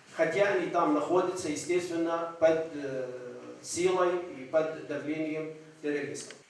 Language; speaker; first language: Russian; non-native, fluent; Arabic